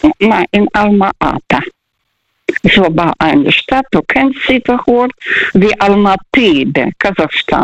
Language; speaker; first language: German; non-native, fluent; Russian